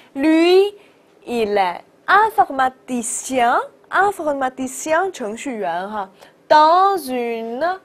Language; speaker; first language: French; non-native, fluent; Chinese